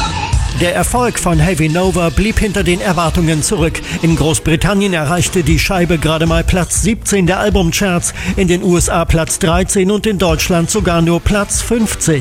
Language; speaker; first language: German; native; German